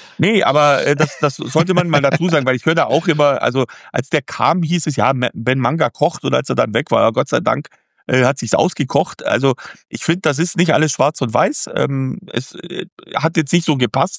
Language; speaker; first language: German; native; German